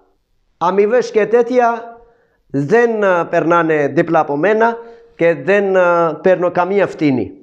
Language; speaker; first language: Greek; non-native, learner; Urdu